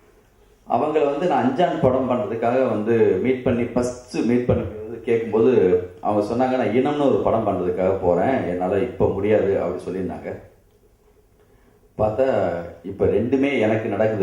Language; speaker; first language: Tamil; native; Tamil